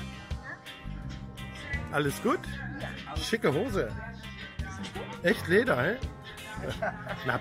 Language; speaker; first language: German; native; German